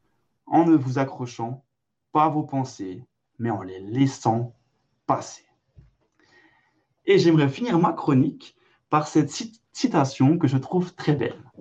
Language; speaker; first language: French; native; French